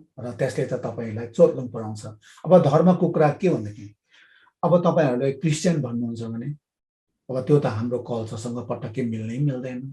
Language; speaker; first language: Nepali; non-native, local second language; Limbu